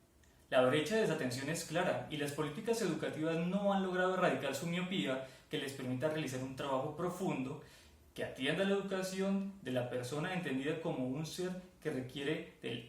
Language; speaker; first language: Spanish; native; Spanish